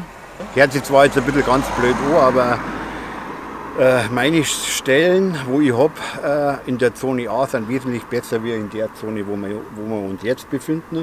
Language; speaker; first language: German; native; German